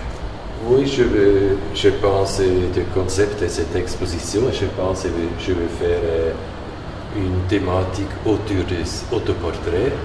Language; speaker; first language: French; non-native, learner; German